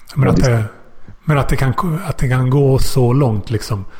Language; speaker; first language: Swedish; native; Swedish